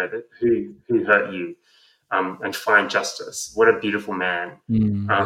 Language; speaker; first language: English; native; English